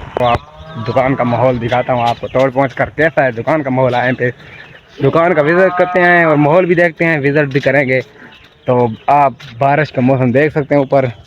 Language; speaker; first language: Urdu; non-native, local second language; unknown